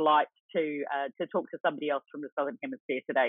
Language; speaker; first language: English; native; English